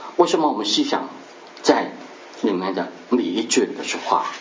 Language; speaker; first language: Chinese; non-native, local second language; Cantonese